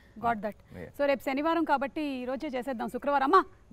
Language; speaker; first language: Telugu; native; Telugu